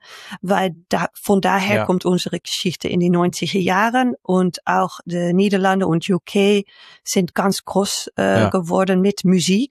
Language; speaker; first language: German; non-native, fluent; Dutch